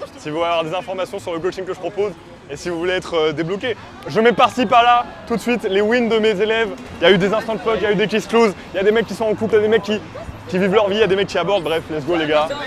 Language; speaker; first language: French; native; French